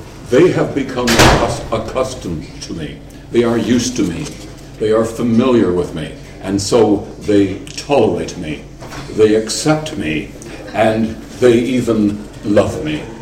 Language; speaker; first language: English; native; English